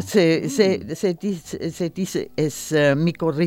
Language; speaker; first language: Spanish; non-native, learner; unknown